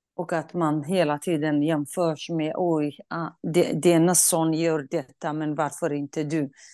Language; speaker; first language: Swedish; non-native, fluent; Kurdish